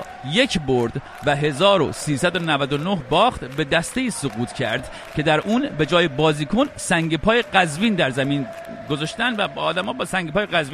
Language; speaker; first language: Persian; native; Persian